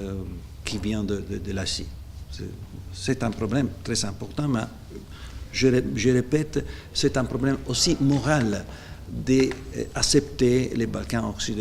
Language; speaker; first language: French; non-native, fluent; Italian